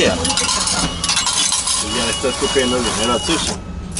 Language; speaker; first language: Spanish; native; Spanish